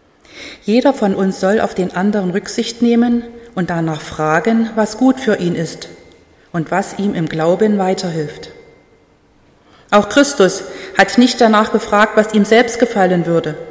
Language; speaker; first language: German; native; German